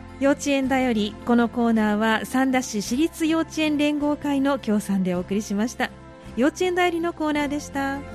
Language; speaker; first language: Japanese; native; Japanese